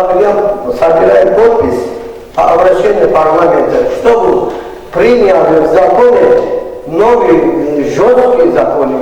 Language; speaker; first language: Russian; non-native, fluent; Azerbaijani